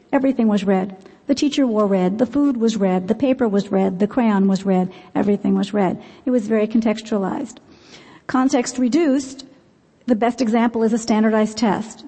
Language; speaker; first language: English; native; English